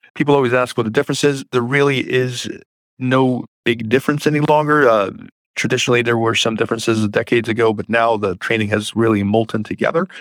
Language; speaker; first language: English; early bilingual, other home language; Persian